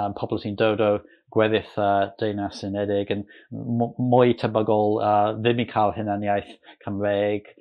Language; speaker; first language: Welsh; non-native, local second language; English